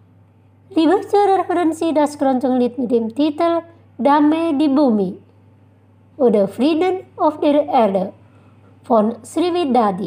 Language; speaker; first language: German; non-native, fluent; Indonesian